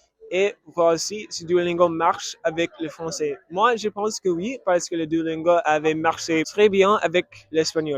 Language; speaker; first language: French; non-native, learner; English